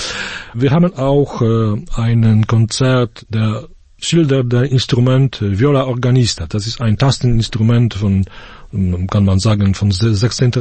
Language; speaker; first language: German; non-native, fluent; Polish